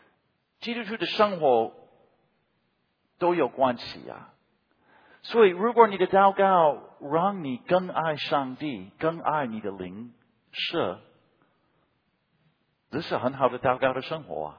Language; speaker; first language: Chinese; non-native, fluent; English